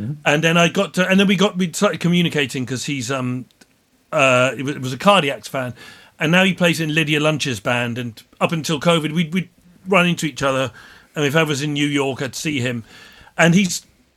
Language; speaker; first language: English; native; English